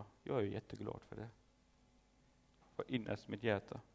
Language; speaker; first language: Swedish; non-native, fluent; German